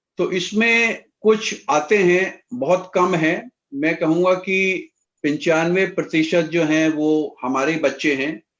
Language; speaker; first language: Hindi; native; Hindi